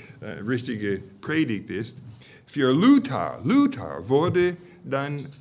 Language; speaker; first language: German; non-native, fluent; English